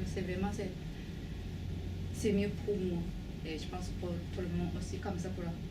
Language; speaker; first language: French; non-native, learner; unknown